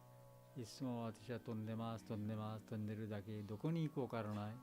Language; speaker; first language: Japanese; non-native, learner; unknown